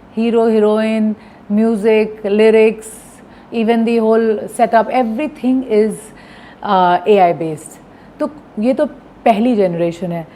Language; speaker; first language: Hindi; non-native, local second language; Bhojpuri